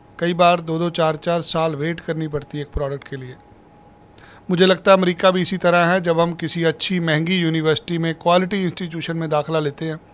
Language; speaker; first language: Hindi; native; Hindi